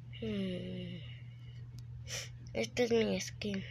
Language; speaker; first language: Spanish; early bilingual, heritage; Spanish